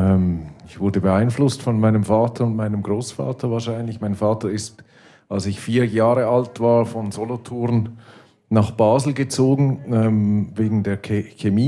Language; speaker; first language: German; non-native, local second language; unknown